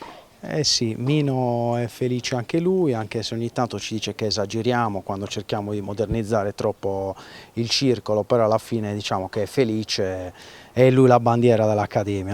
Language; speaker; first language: Italian; native; Italian